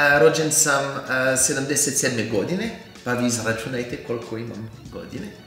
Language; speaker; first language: Croatian; non-native, fluent; French